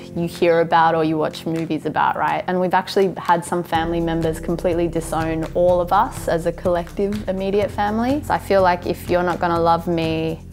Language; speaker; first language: English; native; English